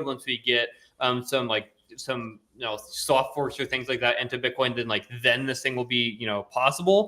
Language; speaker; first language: English; native; English